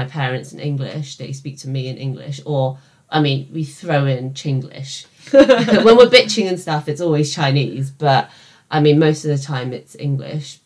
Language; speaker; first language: English; native; English